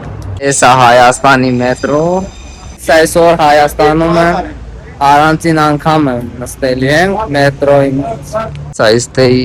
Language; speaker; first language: Armenian; non-native, learner; Hindi